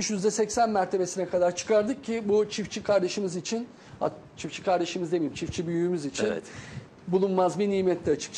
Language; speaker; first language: Turkish; native; Turkish